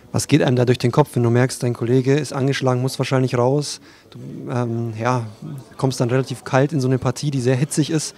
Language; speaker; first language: German; native; German